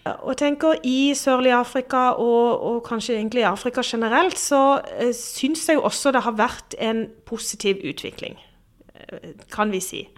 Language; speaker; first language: Norwegian; native; Norwegian